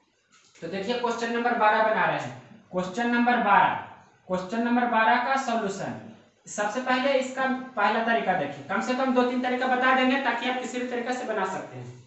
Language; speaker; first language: Hindi; native; Hindi